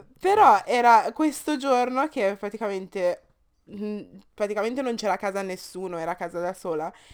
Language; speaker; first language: Italian; early bilingual, other home language; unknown